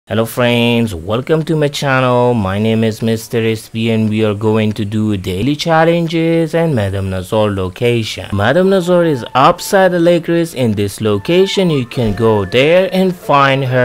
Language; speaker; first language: English; non-native, fluent; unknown